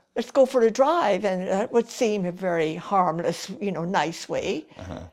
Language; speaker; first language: English; native; English